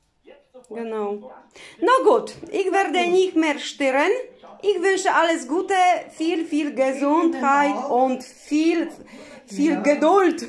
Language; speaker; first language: German; non-native, learner; Polish